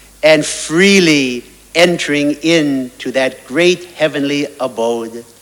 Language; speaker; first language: English; native; English